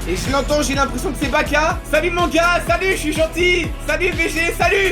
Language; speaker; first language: French; native; French